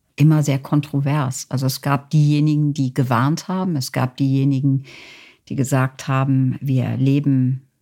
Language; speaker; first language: German; native; German